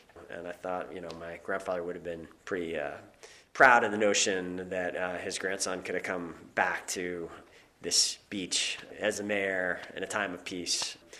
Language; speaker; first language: English; native; English